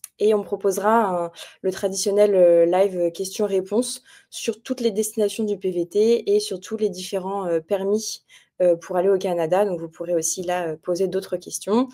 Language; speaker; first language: French; native; French